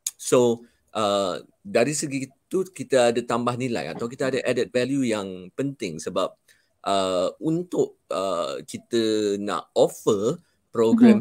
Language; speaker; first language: Malay; native; Malay